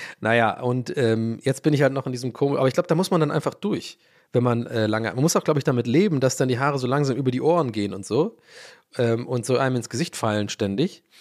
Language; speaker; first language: German; early bilingual, other home language; English